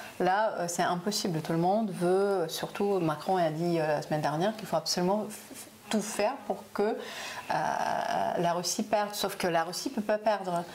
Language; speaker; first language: French; non-native, fluent; Russian